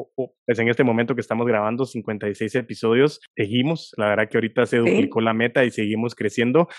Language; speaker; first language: Spanish; native; Spanish